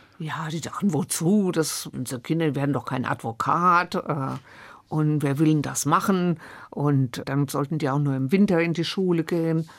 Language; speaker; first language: German; native; German